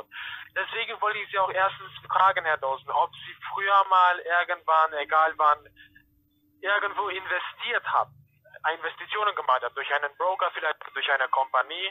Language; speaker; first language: German; non-native, fluent; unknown